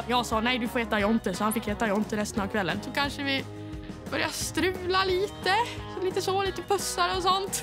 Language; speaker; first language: Swedish; native; Swedish